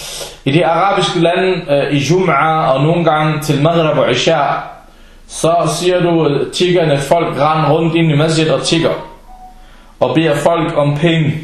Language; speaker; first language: Danish; early bilingual, other home language; Arabic